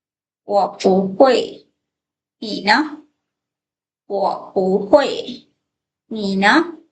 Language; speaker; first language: Chinese; non-native, fluent; Lao